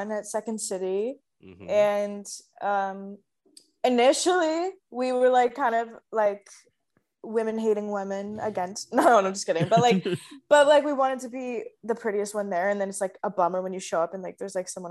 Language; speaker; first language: English; native; English